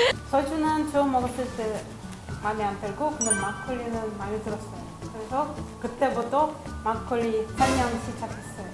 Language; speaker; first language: Korean; non-native, fluent; Russian